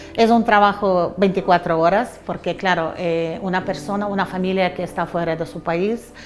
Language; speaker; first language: Spanish; non-native, fluent; Ukrainian